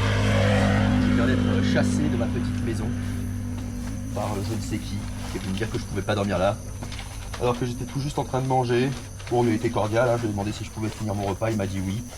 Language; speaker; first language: French; native; French